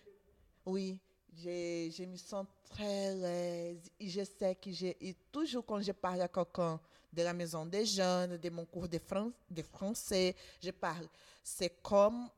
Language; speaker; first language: French; non-native, fluent; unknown